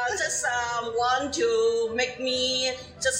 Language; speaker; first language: English; non-native, local second language; Cantonese